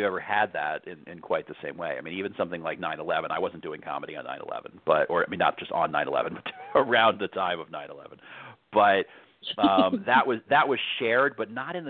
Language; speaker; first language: English; native; English